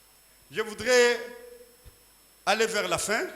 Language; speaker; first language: French; non-native, local second language; Lingala